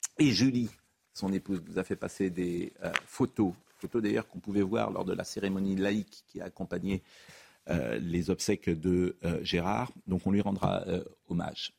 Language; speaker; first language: French; native; French